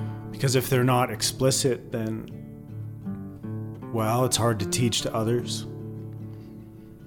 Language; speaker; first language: English; native; English